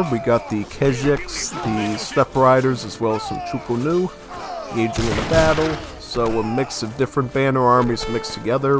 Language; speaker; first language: English; native; English